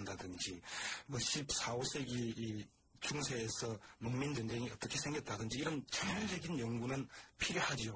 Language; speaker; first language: Korean; native; Korean